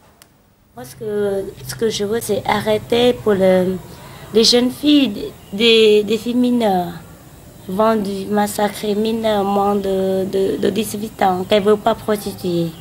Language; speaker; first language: French; non-native, learner; Khmer